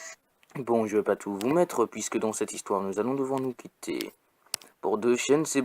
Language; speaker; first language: French; native; French